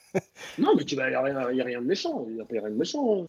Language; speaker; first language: French; native; French